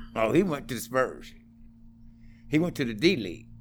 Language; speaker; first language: English; native; English